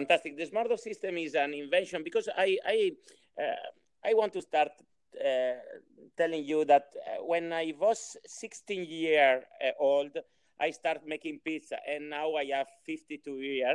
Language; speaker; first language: English; non-native, learner; Italian